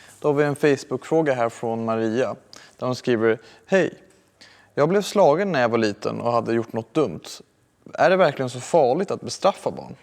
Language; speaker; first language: Swedish; early bilingual, other home language; Persian